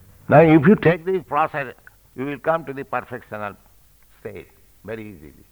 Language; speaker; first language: English; non-native, local second language; Bangla